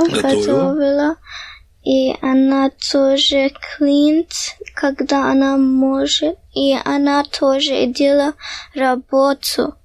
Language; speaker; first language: Russian; early bilingual, heritage; Russian